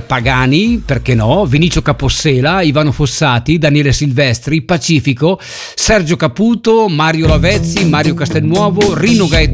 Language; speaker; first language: Italian; native; Italian